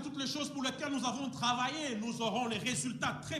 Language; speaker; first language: French; non-native, fluent; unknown